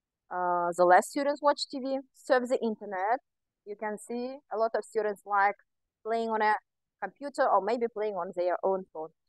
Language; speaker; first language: English; non-native, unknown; Kazakh